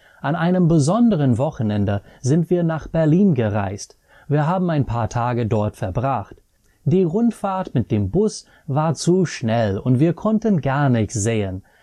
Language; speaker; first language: German; non-native, fluent; English